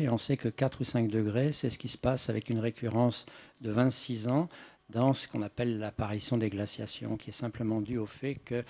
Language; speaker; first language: French; native; French